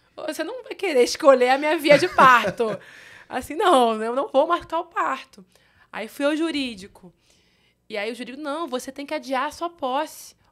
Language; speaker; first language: Portuguese; native; Portuguese